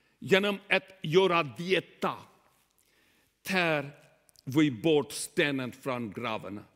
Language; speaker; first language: Swedish; non-native, learner; Urdu